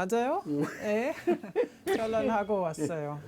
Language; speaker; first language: Korean; non-native, fluent; German